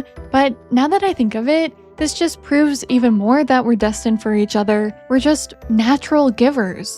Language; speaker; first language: English; native; English